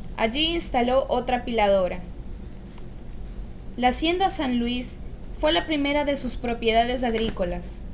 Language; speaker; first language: Spanish; native; Spanish